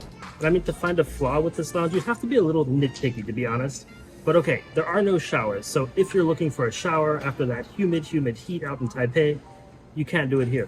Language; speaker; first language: English; native; English